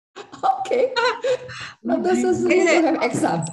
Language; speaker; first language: English; non-native, learner; Indonesian